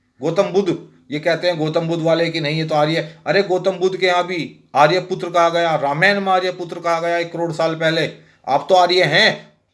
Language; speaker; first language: Hindi; native; Hindi